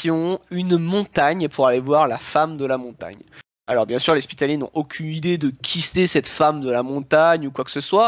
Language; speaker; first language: French; native; French